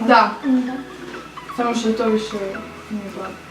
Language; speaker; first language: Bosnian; early bilingual, heritage; Serbian